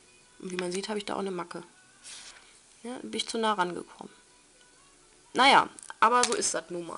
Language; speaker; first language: German; native; German